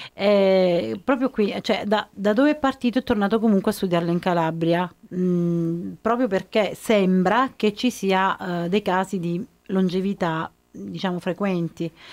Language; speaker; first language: Italian; native; Italian